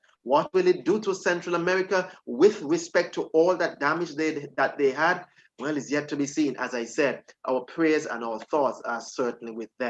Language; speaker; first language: English; native; English